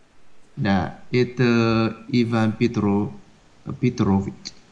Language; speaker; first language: Russian; non-native, learner; Vietnamese